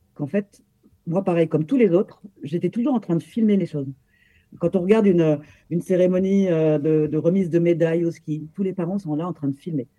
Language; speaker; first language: French; native; French